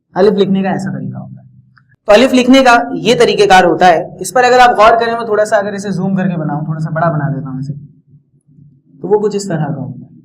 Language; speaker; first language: Urdu; native; Urdu